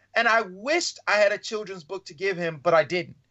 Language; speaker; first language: English; native; English